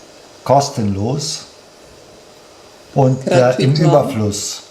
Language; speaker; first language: German; non-native, fluent; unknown